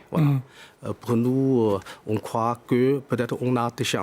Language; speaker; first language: French; non-native, fluent; Chinese